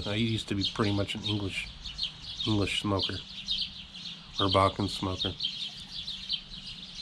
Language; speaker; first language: English; native; English